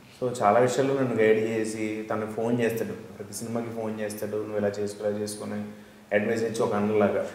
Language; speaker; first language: Telugu; native; Telugu